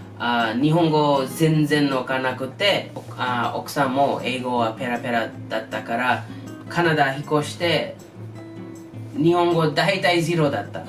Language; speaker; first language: Japanese; non-native, learner; English